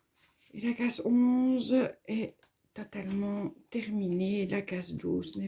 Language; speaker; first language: French; native; French